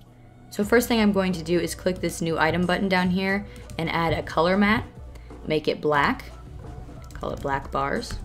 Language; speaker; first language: English; native; English